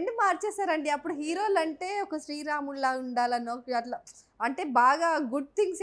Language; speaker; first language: Telugu; native; Telugu